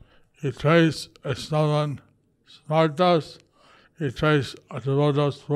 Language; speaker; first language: Spanish; non-native, learner; English